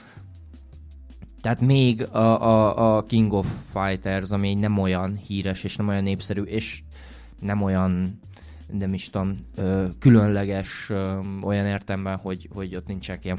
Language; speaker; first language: Hungarian; native; Hungarian